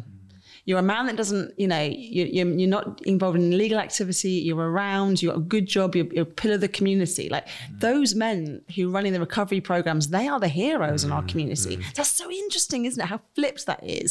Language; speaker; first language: English; native; English